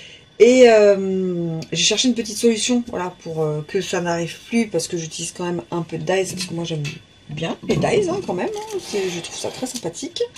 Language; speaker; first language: French; native; French